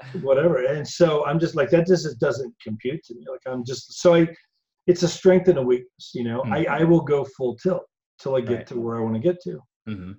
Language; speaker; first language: English; native; English